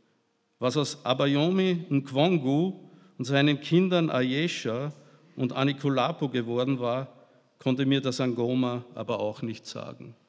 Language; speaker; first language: German; native; German